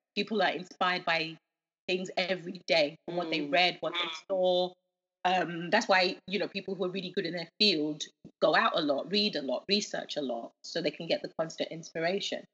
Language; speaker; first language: English; early bilingual, other home language; Yoruba